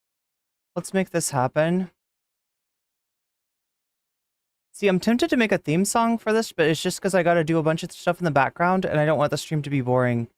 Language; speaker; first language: English; native; English